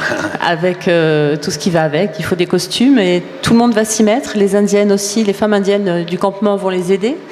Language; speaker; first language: French; native; French